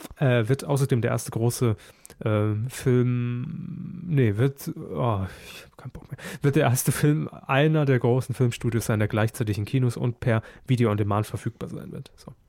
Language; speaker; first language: German; native; German